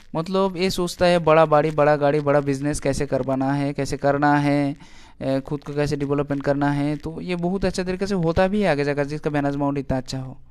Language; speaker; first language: Hindi; non-native, local second language; Bangla